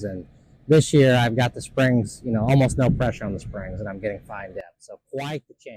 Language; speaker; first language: English; native; English